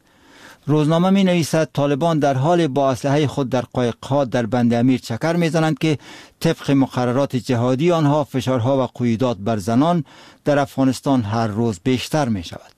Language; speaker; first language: Persian; native; Persian